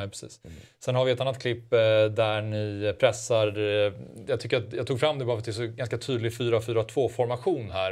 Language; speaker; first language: Swedish; native; Swedish